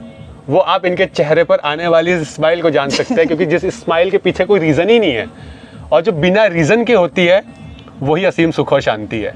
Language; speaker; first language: Hindi; native; Hindi